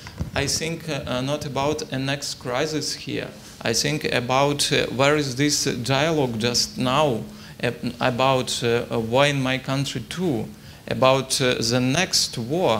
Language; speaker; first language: English; non-native, learner; Ukrainian